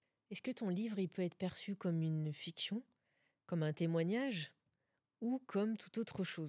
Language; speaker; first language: French; native; French